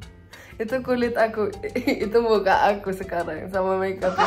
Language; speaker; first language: Indonesian; non-native, learner; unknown